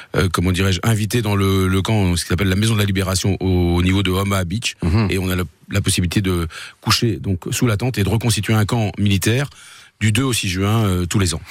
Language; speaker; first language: French; native; French